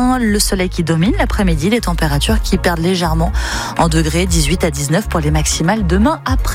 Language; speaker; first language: French; native; French